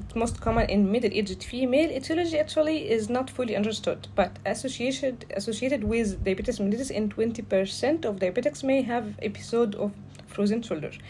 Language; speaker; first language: English; non-native, fluent; Arabic